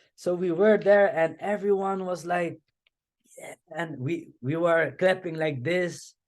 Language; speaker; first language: English; non-native, fluent; Dutch